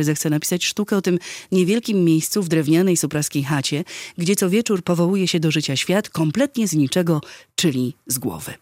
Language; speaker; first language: Polish; native; Polish